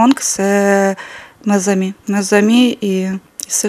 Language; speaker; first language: French; non-native, learner; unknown